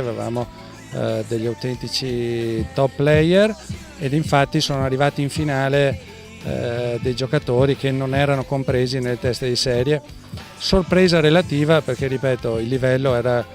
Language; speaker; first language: Italian; native; Italian